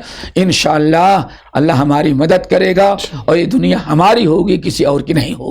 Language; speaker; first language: Urdu; native; Urdu